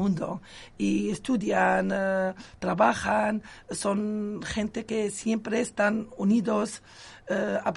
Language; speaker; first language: Spanish; non-native, local second language; Arabic